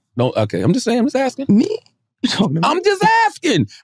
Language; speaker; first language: English; native; English